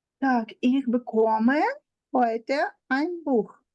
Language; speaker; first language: German; non-native, learner; Ukrainian